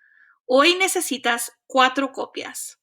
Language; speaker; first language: Spanish; early bilingual, heritage; Spanish